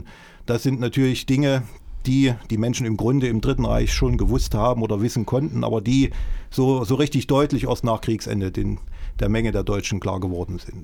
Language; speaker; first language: German; native; German